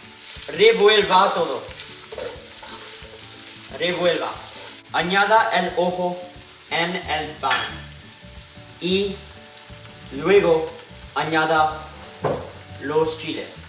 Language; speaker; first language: Spanish; non-native, learner; English